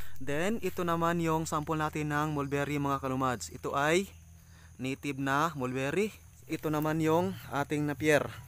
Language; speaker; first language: Filipino; non-native, local second language; Cebuano